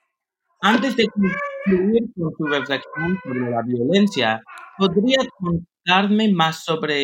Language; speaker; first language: Spanish; non-native, fluent; English